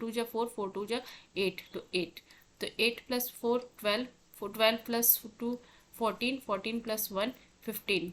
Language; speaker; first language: Hindi; native; Hindi